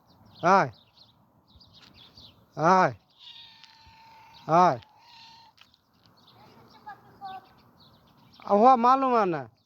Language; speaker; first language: Arabic; non-native, learner; Hindi